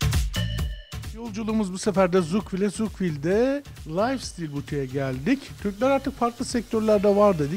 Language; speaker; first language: Turkish; native; Turkish